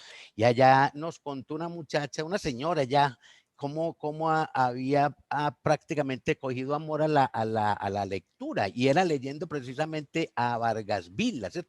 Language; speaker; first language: Spanish; native; Spanish